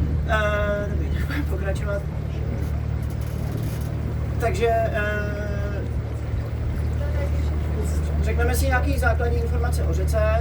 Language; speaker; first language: Czech; native; Czech